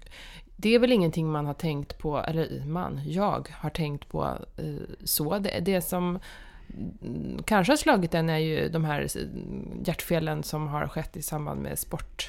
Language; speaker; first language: Swedish; native; Swedish